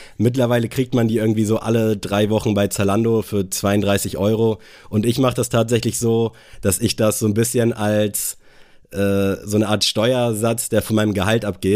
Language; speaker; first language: German; native; German